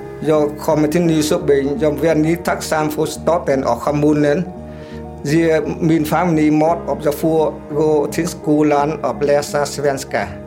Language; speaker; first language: Swedish; non-native, learner; Vietnamese